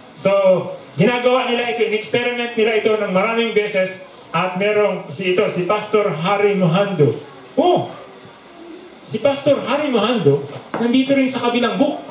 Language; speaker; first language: Filipino; non-native, local second language; Bikol